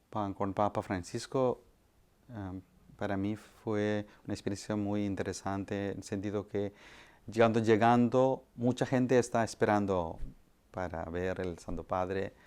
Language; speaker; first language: Spanish; non-native, fluent; Malayalam